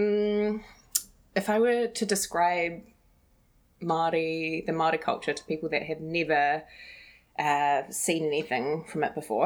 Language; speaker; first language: English; native; English